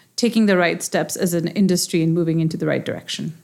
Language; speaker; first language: English; non-native, local second language; Urdu